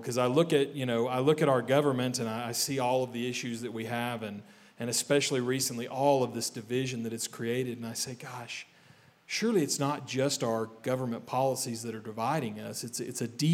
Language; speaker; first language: English; native; English